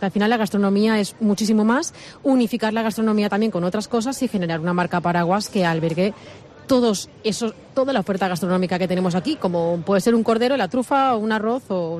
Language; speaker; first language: Spanish; native; Spanish